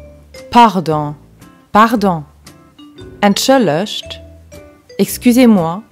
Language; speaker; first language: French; non-native, local second language; Luxembourgish